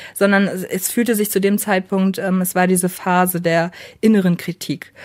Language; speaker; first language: German; native; German